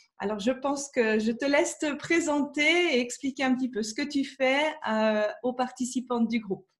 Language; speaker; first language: French; native; French